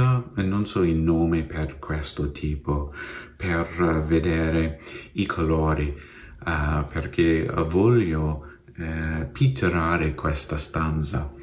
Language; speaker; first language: Italian; non-native, learner; English